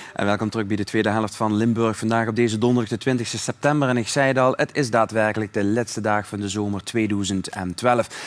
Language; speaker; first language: Dutch; native; Dutch